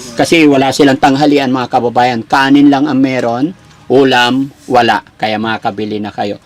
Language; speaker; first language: Filipino; native; Filipino